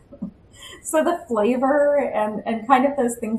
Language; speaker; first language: English; native; English